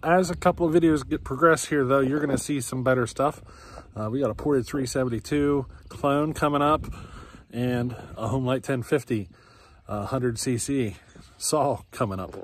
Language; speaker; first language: English; native; English